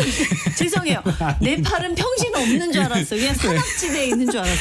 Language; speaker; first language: Korean; native; Korean